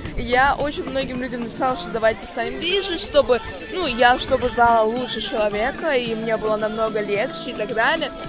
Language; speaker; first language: Russian; non-native, local second language; Azerbaijani